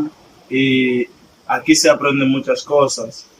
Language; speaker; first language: Spanish; non-native, fluent; Haitian Creole